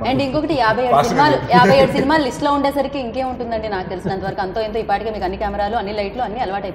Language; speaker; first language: Telugu; native; Telugu